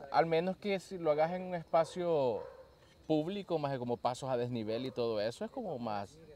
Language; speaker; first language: Spanish; native; Spanish